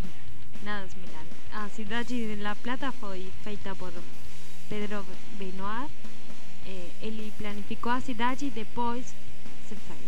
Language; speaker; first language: Portuguese; non-native, learner; Spanish